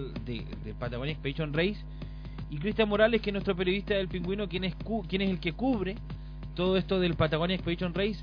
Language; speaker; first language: Spanish; native; Spanish